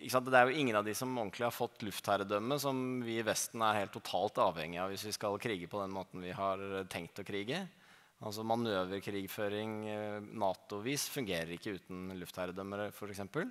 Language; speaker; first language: Norwegian; native; Norwegian